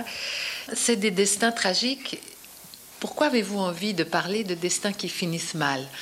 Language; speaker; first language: French; native; French